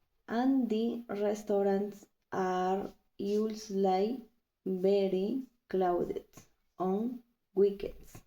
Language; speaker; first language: English; non-native, learner; Spanish